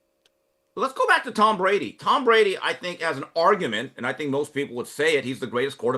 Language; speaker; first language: English; native; English